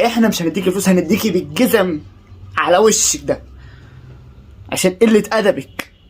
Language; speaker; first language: Arabic; native; Arabic